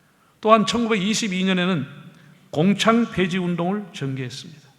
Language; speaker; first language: Korean; native; Korean